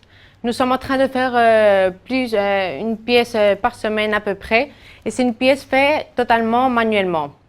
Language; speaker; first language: French; non-native, fluent; Spanish